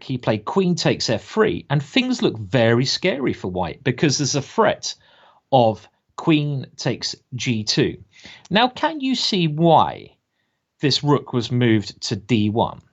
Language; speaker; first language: English; native; English